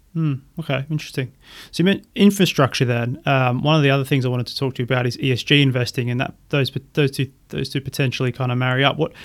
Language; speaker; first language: English; native; English